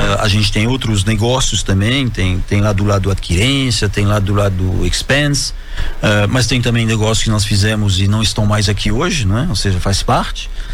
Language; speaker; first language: Portuguese; non-native, fluent; French